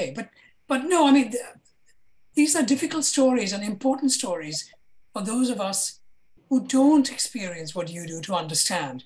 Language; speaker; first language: English; non-native, local second language; Malayalam